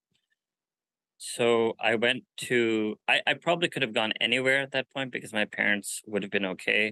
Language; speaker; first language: English; native; English